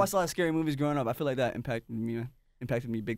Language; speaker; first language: English; native; English